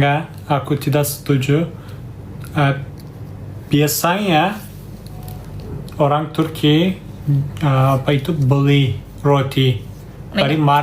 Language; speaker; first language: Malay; non-native, learner; Turkish